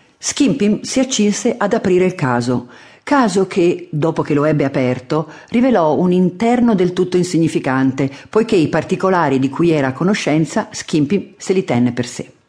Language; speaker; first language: Italian; native; Italian